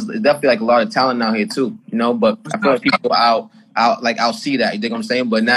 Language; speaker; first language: English; native; English